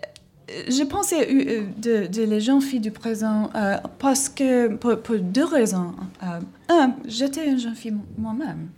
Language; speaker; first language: French; non-native, learner; English